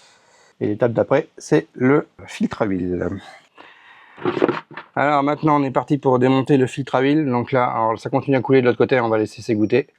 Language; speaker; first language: French; native; French